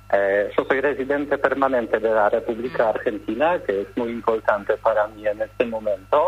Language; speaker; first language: Spanish; non-native, learner; Polish